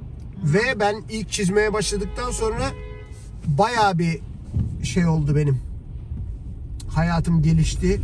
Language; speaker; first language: Turkish; native; Turkish